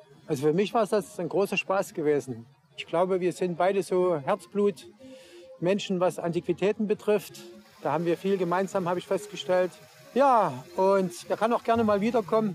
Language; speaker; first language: German; native; German